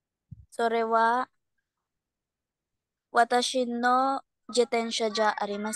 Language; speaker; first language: Japanese; non-native, learner; Filipino